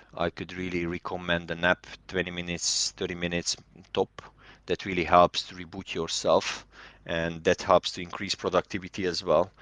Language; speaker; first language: English; non-native, fluent; Hungarian